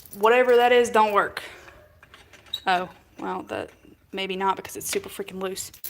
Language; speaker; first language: English; native; English